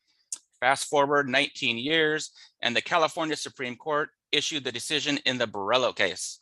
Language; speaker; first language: English; native; English